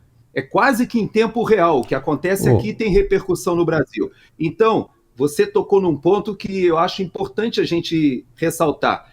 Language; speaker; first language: Portuguese; native; Portuguese